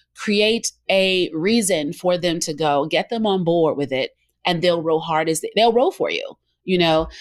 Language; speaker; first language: English; native; English